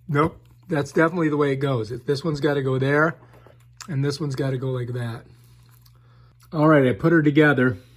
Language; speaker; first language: English; native; English